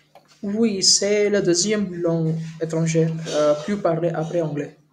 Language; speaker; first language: French; non-native, learner; Hindi